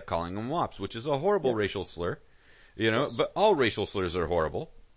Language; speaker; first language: English; native; English